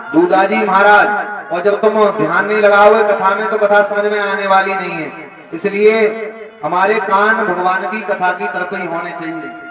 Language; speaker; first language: Hindi; native; Hindi